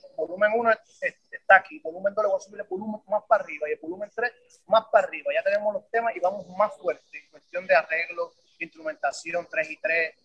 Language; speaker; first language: Spanish; native; Spanish